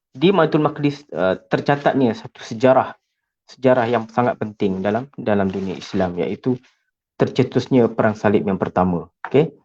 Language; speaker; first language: Malay; native; Malay